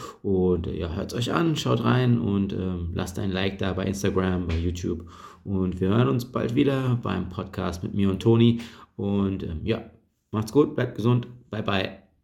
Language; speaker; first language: German; native; German